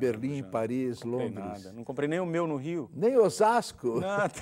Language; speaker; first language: Portuguese; native; Portuguese